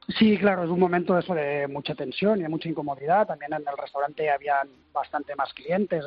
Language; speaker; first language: Spanish; native; Spanish